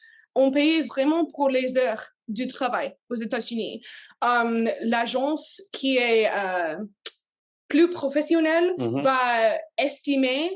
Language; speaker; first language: French; non-native, learner; English